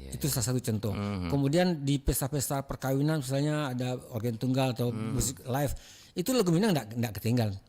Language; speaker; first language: Indonesian; non-native, local second language; Minangkabau